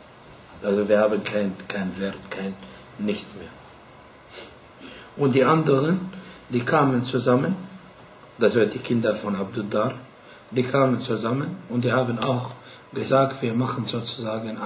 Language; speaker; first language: German; non-native, fluent; Arabic